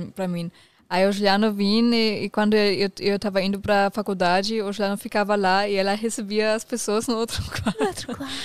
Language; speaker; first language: Portuguese; non-native, fluent; German